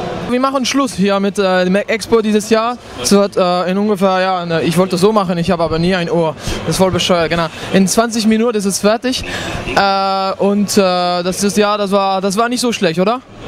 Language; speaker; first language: German; non-native, fluent; French